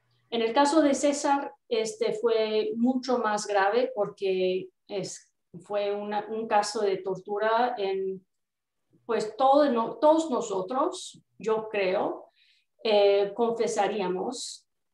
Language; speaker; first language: Spanish; non-native, fluent; English